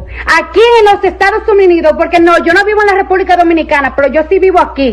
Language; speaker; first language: Spanish; early bilingual, heritage; Spanish